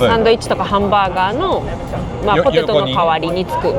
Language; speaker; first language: Japanese; native; Japanese